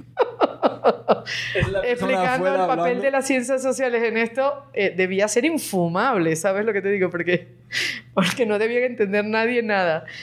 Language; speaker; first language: Spanish; native; Spanish